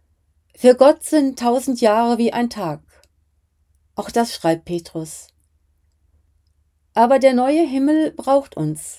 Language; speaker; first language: German; native; German